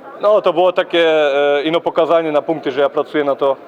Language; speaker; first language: Polish; early bilingual, heritage; Polish